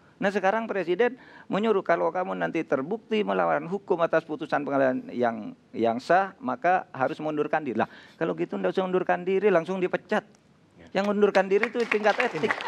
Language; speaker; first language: Indonesian; non-native, local second language; Madurese